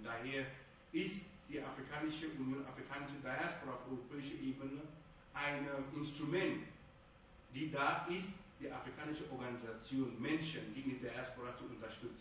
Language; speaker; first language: German; non-native, fluent; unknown